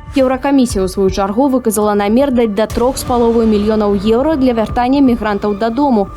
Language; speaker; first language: Belarusian; native; Belarusian